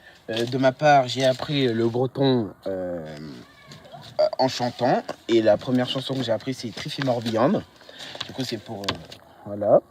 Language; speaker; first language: French; early bilingual, other home language; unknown